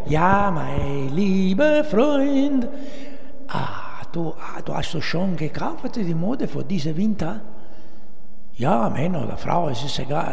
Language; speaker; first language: German; non-native, learner; Italian